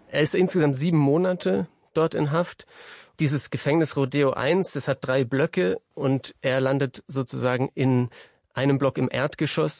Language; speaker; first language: German; native; German